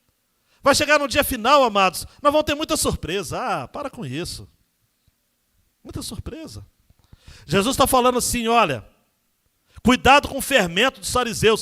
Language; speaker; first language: Portuguese; native; Portuguese